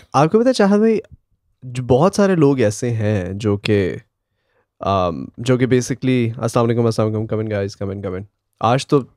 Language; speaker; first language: Urdu; native; Urdu